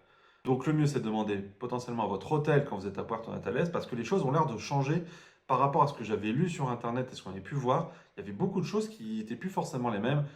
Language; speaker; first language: French; native; French